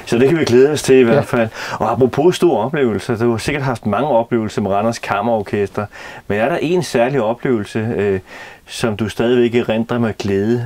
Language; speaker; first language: Danish; native; Danish